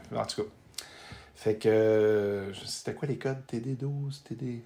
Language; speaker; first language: French; native; French